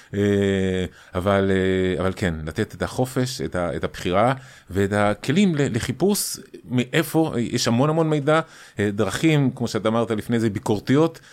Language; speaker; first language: Hebrew; non-native, fluent; Spanish